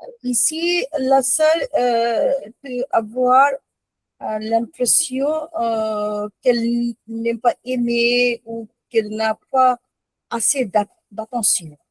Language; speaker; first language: French; non-native, learner; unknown